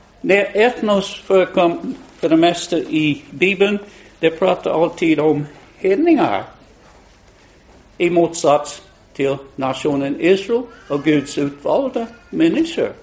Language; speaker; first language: Swedish; non-native, fluent; English